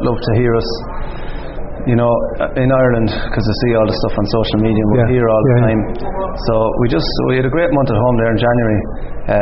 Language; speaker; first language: English; native; English